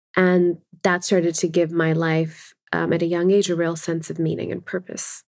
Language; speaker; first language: English; non-native, local second language; Urdu